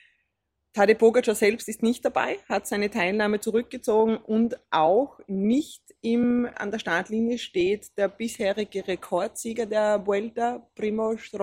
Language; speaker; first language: German; native; German